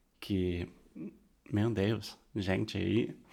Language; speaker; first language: Portuguese; non-native, fluent; English